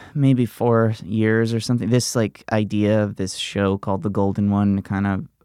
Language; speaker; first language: English; native; English